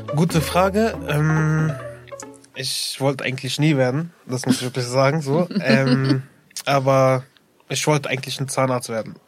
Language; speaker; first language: German; early bilingual, other home language; Arabic